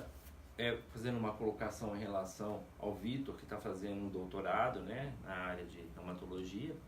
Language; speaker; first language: Portuguese; native; Portuguese